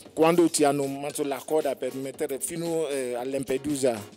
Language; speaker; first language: Italian; non-native, fluent; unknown